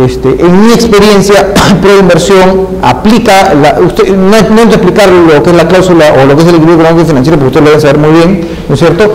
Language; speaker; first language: Spanish; native; Spanish